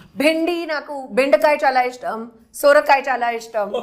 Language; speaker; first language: Telugu; non-native, local second language; Hindi